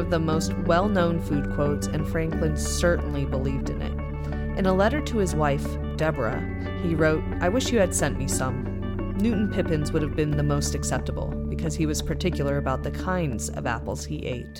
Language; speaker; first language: English; native; English